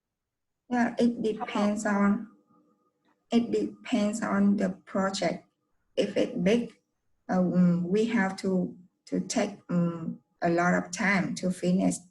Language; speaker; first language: English; non-native, learner; Vietnamese